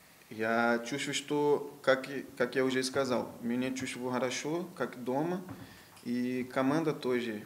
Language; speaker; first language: Russian; non-native, learner; Portuguese